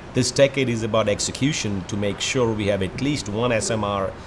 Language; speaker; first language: English; non-native, local second language; Bangla